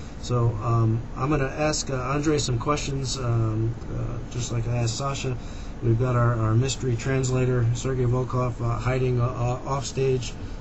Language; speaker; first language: English; native; English